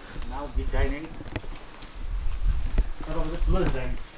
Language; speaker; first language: English; non-native, learner; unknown